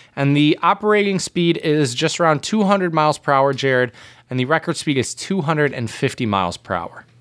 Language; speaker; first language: English; native; English